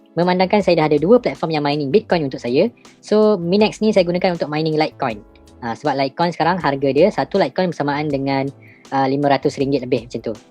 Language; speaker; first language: Malay; native; Malay